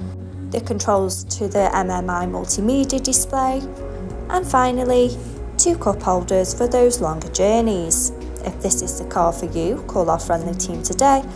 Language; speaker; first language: English; native; English